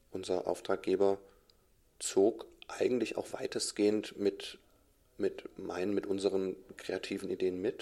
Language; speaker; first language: German; native; German